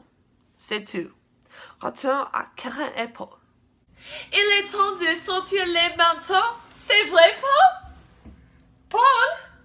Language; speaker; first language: French; non-native, learner; English